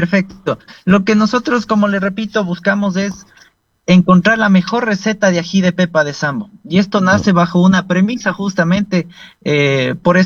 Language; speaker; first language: Spanish; native; Spanish